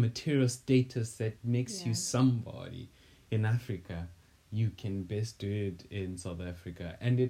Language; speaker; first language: English; non-native, local second language; North Ndebele